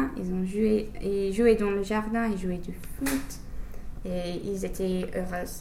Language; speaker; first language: French; non-native, learner; English